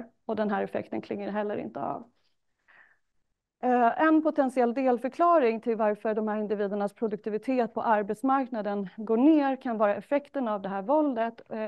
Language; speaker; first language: Swedish; native; Swedish